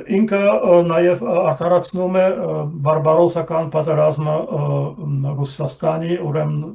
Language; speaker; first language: Armenian; non-native, fluent; German